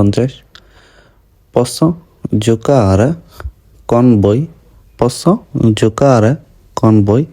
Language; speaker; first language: Italian; non-native, learner; Bangla